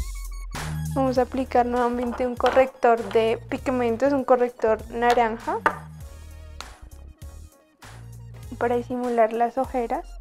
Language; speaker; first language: Spanish; native; Spanish